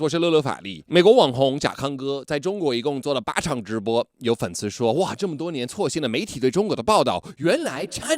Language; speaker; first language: Chinese; non-native, fluent; English